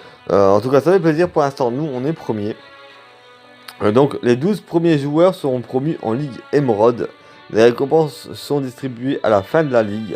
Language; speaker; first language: French; native; French